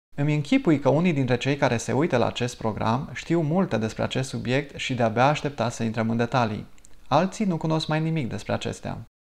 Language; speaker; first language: Romanian; non-native, fluent; English